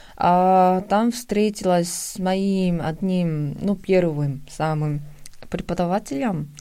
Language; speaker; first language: Russian; non-native, fluent; Korean